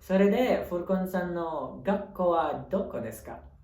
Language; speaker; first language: Japanese; non-native, learner; Indonesian